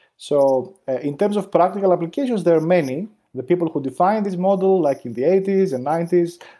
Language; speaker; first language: English; non-native, fluent; Greek